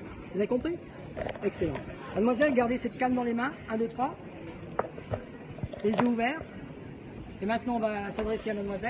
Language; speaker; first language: French; native; French